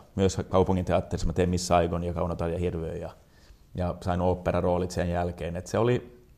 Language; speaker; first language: Finnish; non-native, local second language; Swedish